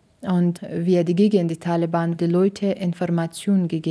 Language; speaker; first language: German; non-native, learner; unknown